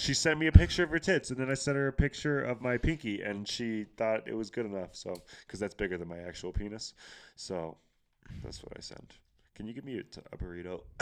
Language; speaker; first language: English; early bilingual, other home language; Spanish